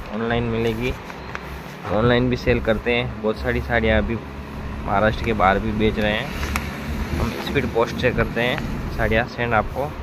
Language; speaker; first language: Hindi; non-native, local second language; Marathi